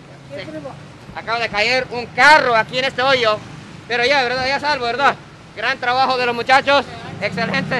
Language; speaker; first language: Spanish; non-native, fluent; Japanese